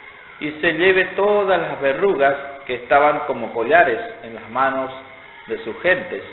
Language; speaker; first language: Spanish; non-native, local second language; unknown